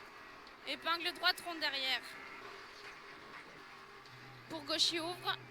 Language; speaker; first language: French; native; French